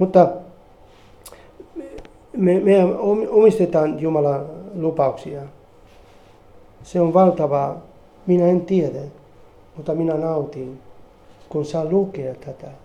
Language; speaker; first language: Finnish; non-native, fluent; Spanish